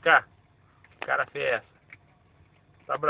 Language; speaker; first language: Portuguese; native; Portuguese